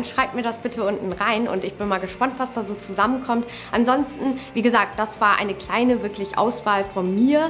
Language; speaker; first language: German; native; German